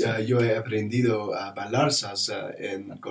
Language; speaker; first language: Spanish; non-native, learner; English